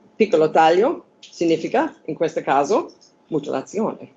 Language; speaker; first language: Italian; non-native, learner; English